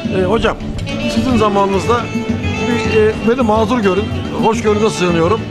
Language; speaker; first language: Turkish; native; Turkish